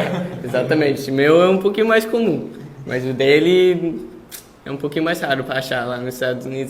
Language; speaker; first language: Portuguese; early bilingual, heritage; English